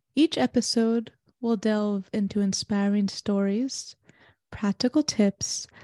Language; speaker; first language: English; native; English